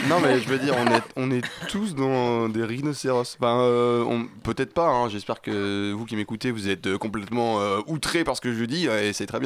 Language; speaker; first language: French; native; French